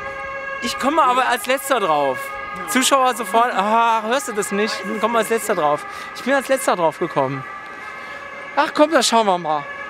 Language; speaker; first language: German; native; German